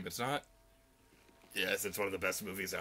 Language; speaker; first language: English; native; English